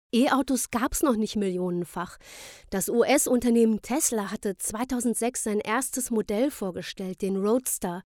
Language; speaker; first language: German; native; German